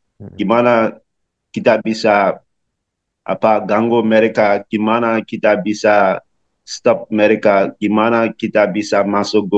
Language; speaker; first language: Indonesian; non-native, learner; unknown